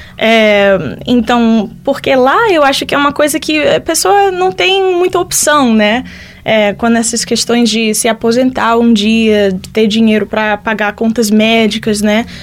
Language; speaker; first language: Portuguese; early bilingual, heritage; Portuguese